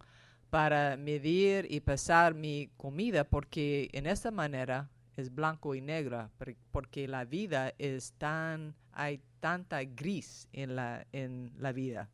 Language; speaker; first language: Spanish; non-native, fluent; English